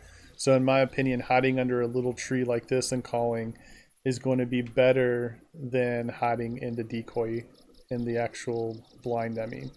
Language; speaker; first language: English; native; English